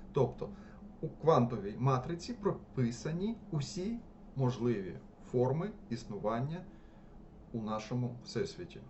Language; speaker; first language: Ukrainian; non-native, local second language; Russian